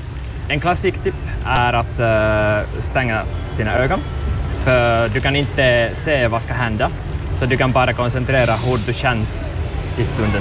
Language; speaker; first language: Swedish; non-native, learner; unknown